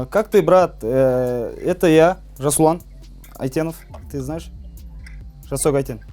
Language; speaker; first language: Russian; non-native, local second language; Kazakh